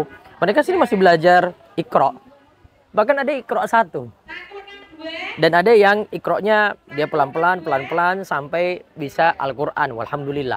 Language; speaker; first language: Indonesian; native; Indonesian